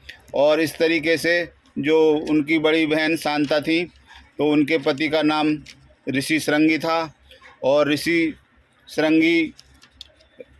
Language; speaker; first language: Hindi; native; Hindi